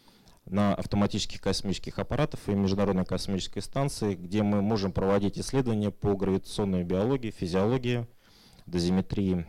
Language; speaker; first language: Russian; native; Russian